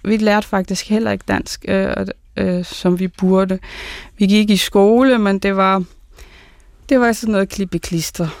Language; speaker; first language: Danish; early bilingual, other home language; Arabic